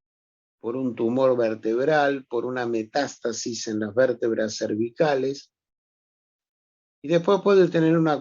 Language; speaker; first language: Spanish; native; Spanish